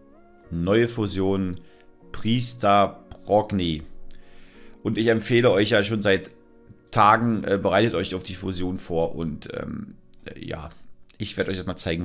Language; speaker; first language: German; native; German